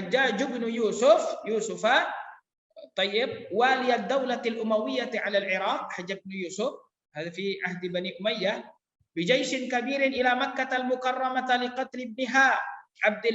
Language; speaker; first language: Arabic; non-native, fluent; Indonesian